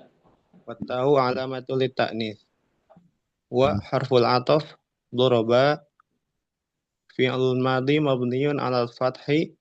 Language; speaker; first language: Arabic; non-native, learner; Indonesian